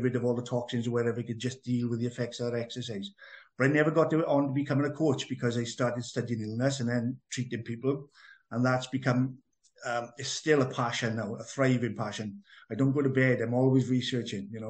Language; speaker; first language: English; native; English